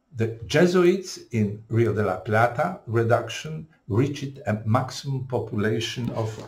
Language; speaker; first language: English; non-native, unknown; Polish